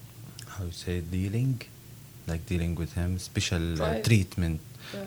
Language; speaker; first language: English; non-native, learner; Arabic